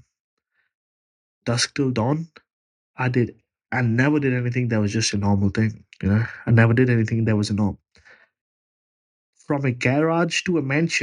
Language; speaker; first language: English; non-native, local second language; Punjabi